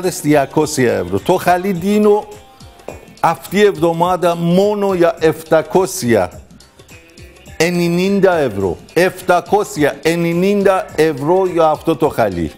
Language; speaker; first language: Greek; non-native, learner; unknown